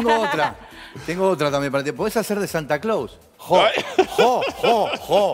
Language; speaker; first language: Spanish; native; Spanish